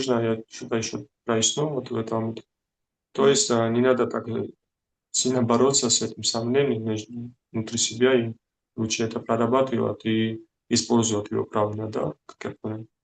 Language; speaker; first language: Russian; non-native, fluent; Georgian